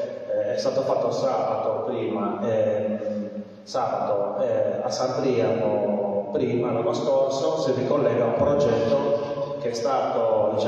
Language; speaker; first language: Italian; native; Italian